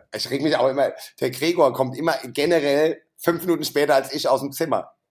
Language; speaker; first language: German; native; German